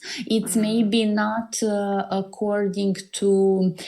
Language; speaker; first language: English; non-native, learner; Serbian